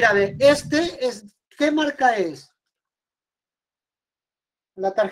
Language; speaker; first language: Spanish; native; Spanish